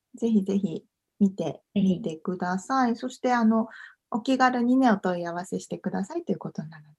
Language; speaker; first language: Japanese; native; Japanese